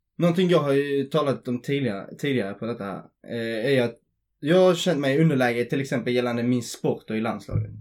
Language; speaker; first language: Swedish; early bilingual, other home language; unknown